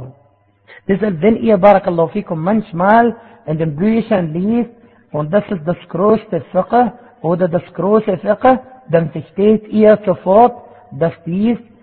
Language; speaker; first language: German; non-native, fluent; Arabic